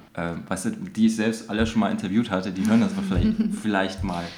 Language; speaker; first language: German; native; German